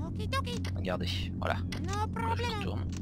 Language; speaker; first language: French; native; French